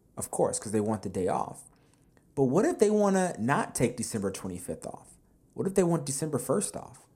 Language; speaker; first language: English; native; English